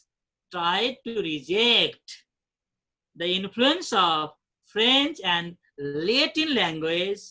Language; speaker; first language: English; non-native, fluent; Nepali